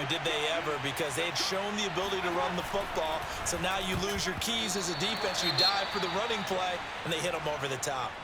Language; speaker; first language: English; native; English